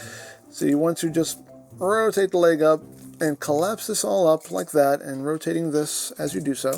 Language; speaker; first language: English; native; English